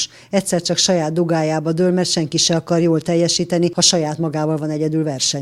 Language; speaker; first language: Hungarian; native; Hungarian